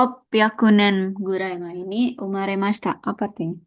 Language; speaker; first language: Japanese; non-native, fluent; Indonesian